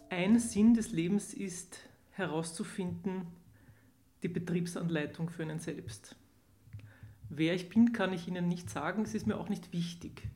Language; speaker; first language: German; native; German